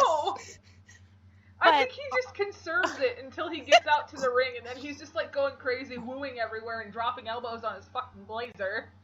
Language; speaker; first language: English; native; English